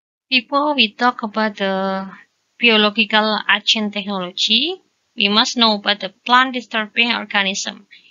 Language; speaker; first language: English; non-native, learner; Indonesian